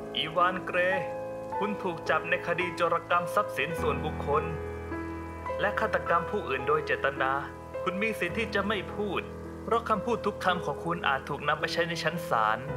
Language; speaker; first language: Thai; native; Thai